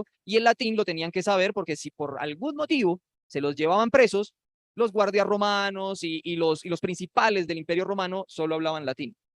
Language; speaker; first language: Spanish; native; Spanish